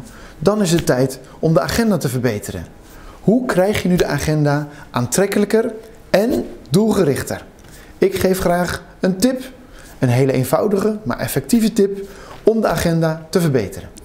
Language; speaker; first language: Dutch; native; Dutch